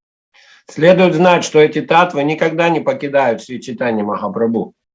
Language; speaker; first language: Russian; native; Russian